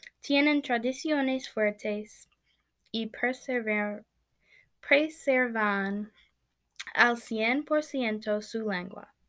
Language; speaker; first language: Spanish; non-native, learner; English